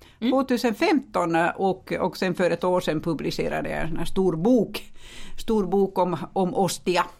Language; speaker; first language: Swedish; non-native, fluent; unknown